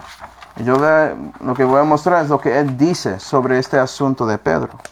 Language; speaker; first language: Spanish; non-native, fluent; English